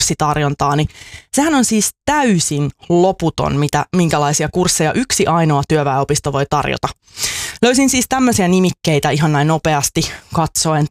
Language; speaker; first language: Finnish; native; Finnish